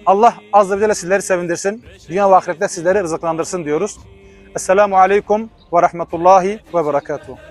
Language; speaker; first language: Turkish; non-native, fluent; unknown